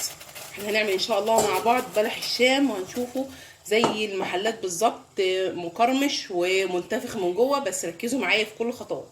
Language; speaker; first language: Arabic; native; Arabic